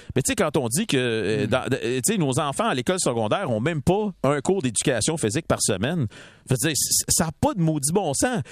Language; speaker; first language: French; native; French